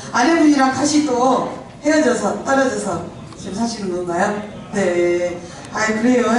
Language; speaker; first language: Korean; native; Korean